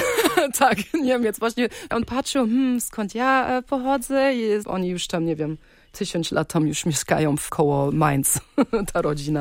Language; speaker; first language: Polish; early bilingual, heritage; Polish